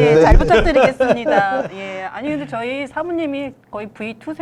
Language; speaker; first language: Korean; native; Korean